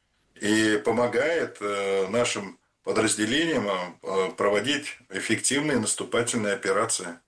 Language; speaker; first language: Russian; native; Russian